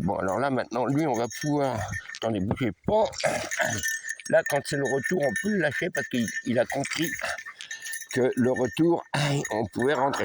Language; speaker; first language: French; native; French